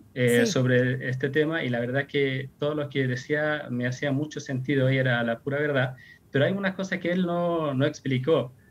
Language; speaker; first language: Spanish; non-native, fluent; Persian